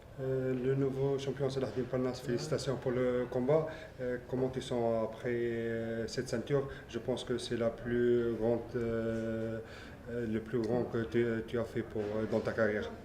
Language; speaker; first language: French; non-native, learner; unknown